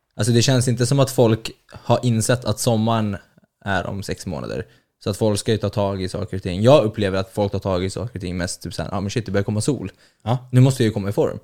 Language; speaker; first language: Swedish; early bilingual, other home language; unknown